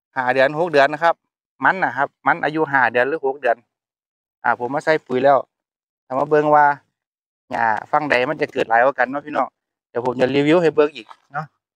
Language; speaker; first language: Thai; native; Thai